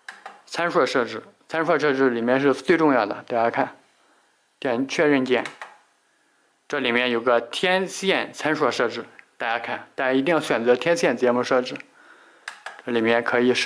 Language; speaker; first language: Chinese; native; Chinese